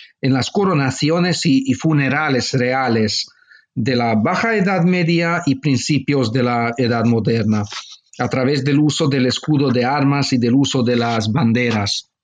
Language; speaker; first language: Spanish; non-native, fluent; Hungarian